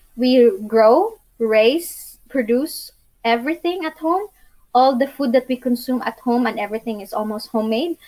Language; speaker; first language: English; non-native, local second language; Cebuano